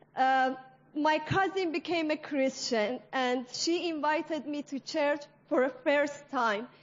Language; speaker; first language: English; non-native, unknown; Persian